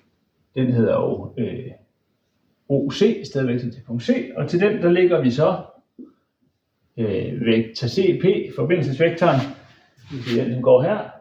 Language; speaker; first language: Danish; native; Danish